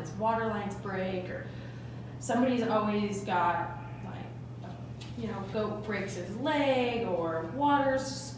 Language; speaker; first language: English; native; English